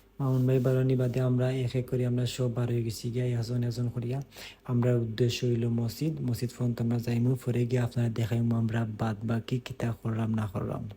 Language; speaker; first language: Bangla; native; Bangla